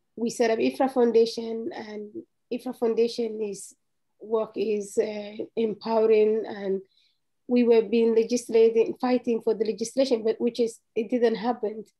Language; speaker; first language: English; non-native, fluent; Somali